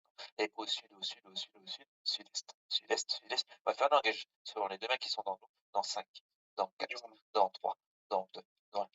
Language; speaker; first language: French; native; French